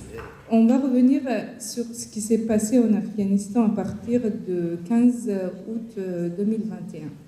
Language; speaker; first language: French; non-native, fluent; Persian